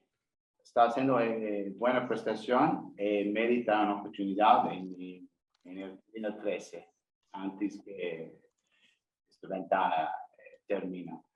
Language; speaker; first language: Spanish; non-native, learner; English